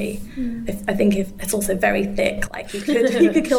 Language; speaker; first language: English; native; English